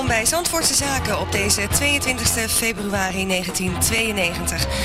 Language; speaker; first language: Dutch; native; Dutch